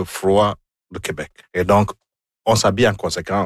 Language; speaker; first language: French; non-native, fluent; Igbo